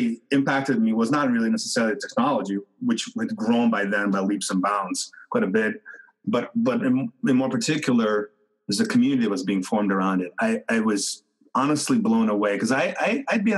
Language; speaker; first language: English; native; English